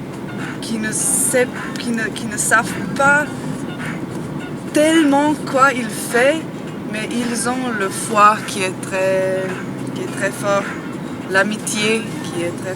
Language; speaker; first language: French; non-native, fluent; Slovenian